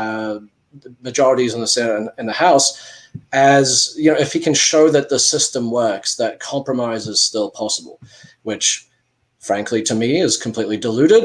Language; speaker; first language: English; native; English